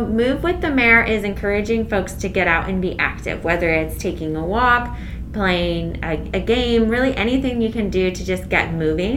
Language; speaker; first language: English; native; English